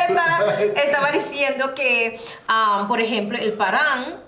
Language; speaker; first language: Spanish; non-native, learner; English